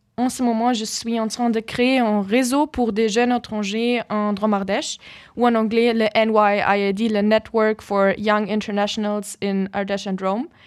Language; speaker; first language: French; non-native, fluent; German